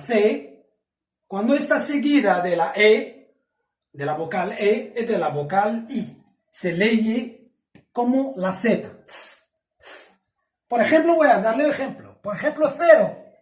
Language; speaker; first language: Spanish; non-native, fluent; Arabic